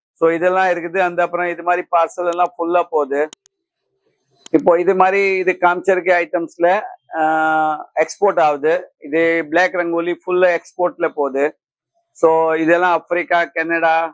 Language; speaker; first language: Tamil; non-native, fluent; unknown